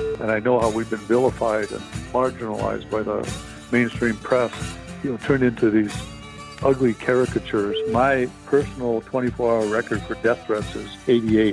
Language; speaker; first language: English; native; English